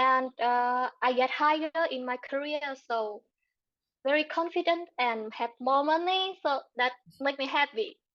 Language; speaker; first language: English; non-native, learner; Vietnamese